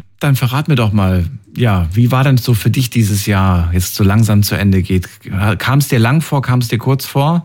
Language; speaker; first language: German; native; German